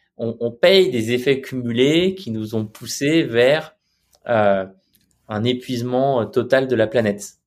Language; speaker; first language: French; native; French